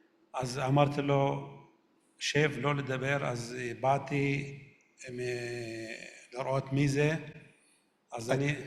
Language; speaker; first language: Hebrew; non-native, local second language; Arabic